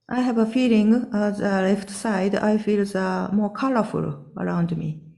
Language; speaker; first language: English; non-native, learner; Japanese